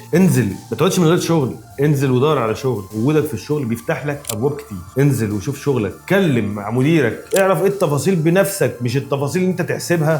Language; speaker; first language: Arabic; native; Arabic